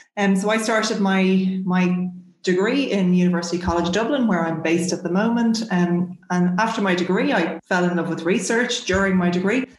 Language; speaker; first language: English; native; English